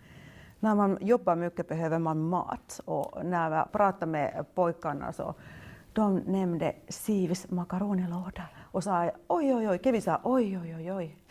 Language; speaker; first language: Swedish; non-native, local second language; Finnish